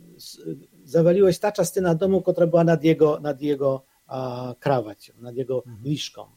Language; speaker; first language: Polish; non-native, fluent; Ukrainian